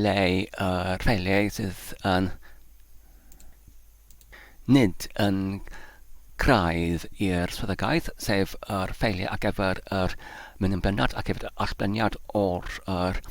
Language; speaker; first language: Welsh; non-native, fluent; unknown